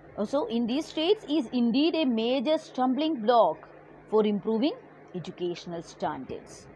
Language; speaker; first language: English; non-native, local second language; Malayalam